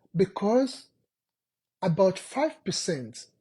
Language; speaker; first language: English; non-native, local second language; Yoruba